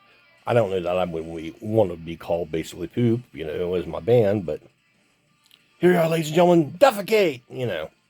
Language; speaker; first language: English; native; English